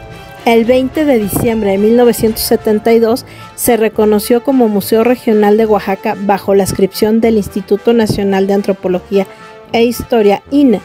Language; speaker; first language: Spanish; native; Spanish